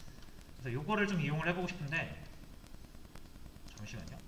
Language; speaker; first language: Korean; native; Korean